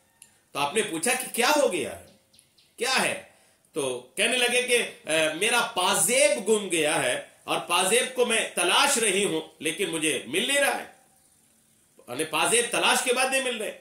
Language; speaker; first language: Urdu; native; Urdu